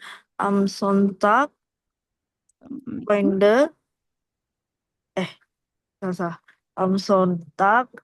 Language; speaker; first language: German; non-native, learner; Indonesian